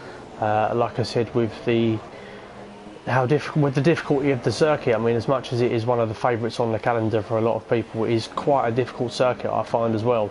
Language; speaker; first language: English; native; English